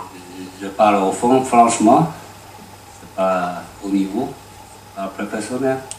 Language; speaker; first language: French; non-native, learner; Chinese